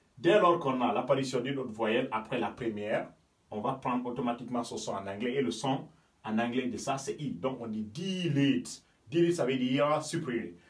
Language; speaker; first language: French; non-native, local second language; Fula